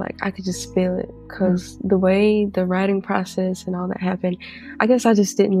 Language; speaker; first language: English; native; English